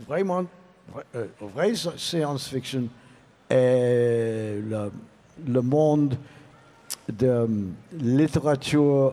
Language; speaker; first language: French; non-native, learner; English